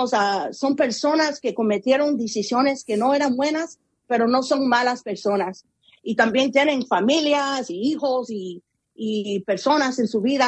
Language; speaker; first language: Spanish; early bilingual, heritage; Spanish